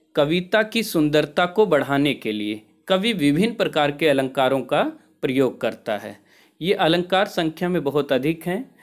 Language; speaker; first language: Hindi; native; Hindi